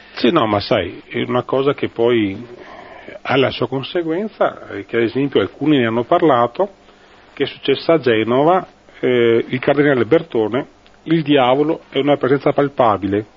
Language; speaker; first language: Italian; native; Italian